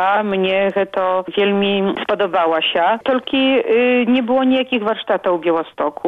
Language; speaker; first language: Polish; non-native, local second language; Belarusian